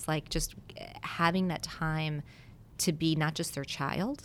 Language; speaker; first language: English; native; English